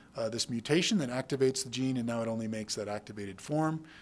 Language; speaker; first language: English; native; English